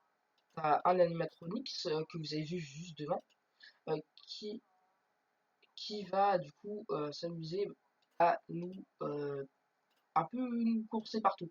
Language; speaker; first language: French; native; French